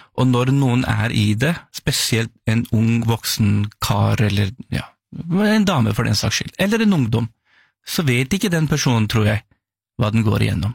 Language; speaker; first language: Norwegian; early bilingual, other home language; Urdu